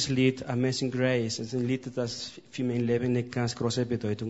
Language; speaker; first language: German; non-native, fluent; Spanish